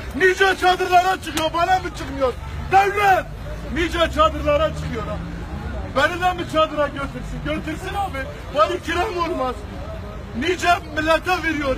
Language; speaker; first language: Turkish; native; Turkish